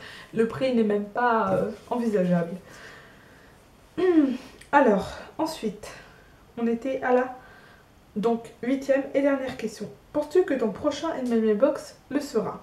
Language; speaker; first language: French; native; French